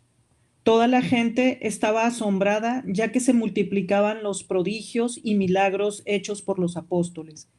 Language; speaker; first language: Spanish; native; Spanish